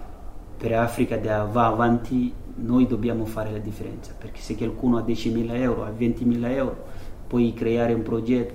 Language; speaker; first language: Italian; non-native, fluent; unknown